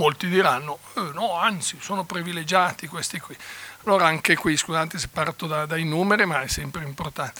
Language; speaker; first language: Italian; native; Italian